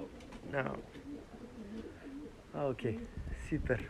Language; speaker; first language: English; non-native, learner; French